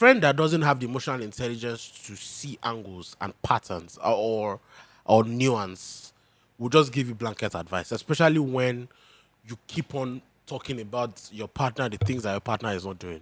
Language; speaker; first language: English; non-native, local second language; Yoruba